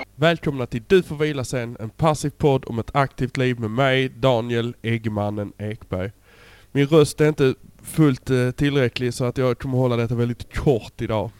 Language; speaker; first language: Swedish; native; Swedish